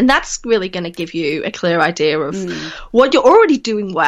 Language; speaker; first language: English; native; English